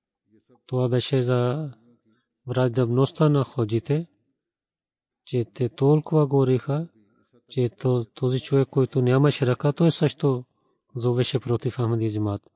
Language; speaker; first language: Bulgarian; non-native, learner; Urdu